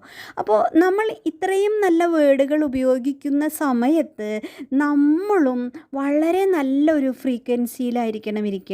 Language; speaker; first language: Malayalam; native; Malayalam